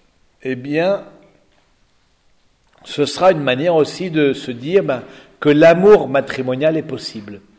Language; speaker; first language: French; native; French